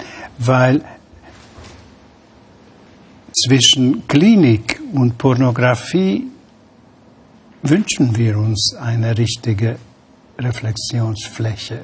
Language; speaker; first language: German; non-native, fluent; Hungarian